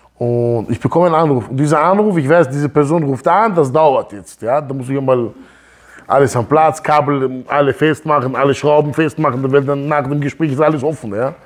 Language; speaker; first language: German; early bilingual, other home language; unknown